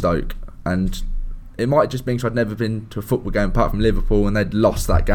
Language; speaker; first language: English; native; English